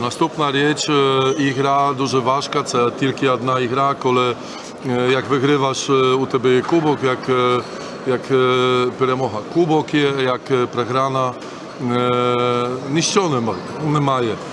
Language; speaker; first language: Ukrainian; non-native, learner; Polish